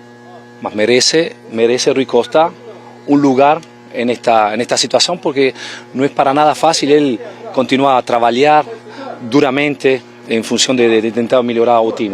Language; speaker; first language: Portuguese; non-native, fluent; Spanish